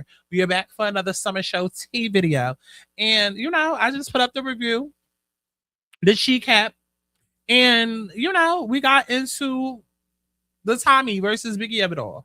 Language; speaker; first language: English; native; English